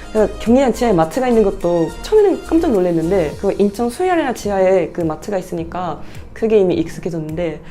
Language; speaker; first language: Korean; non-native, fluent; Japanese